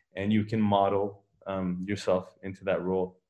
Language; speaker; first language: English; native; English